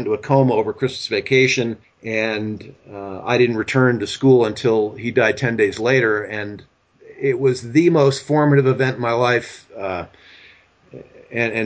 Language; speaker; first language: English; native; English